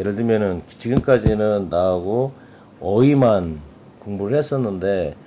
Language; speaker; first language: Korean; native; Korean